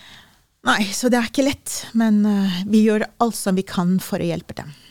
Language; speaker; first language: Norwegian; non-native, fluent; Persian